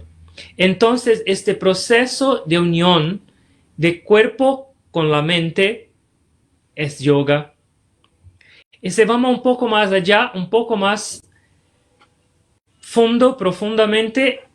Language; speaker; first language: Spanish; non-native, fluent; Portuguese